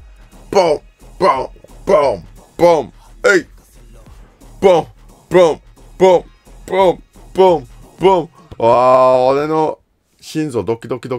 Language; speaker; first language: Japanese; non-native, learner; English